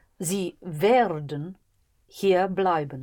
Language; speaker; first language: German; non-native, learner; English